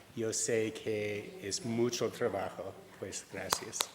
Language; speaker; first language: Spanish; non-native, learner; English